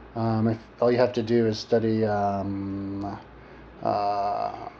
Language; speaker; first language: English; native; English